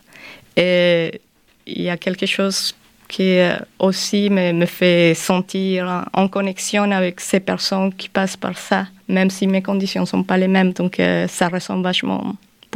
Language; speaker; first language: French; non-native, fluent; Spanish